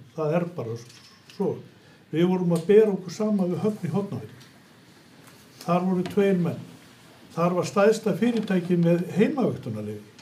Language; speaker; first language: Icelandic; native; Icelandic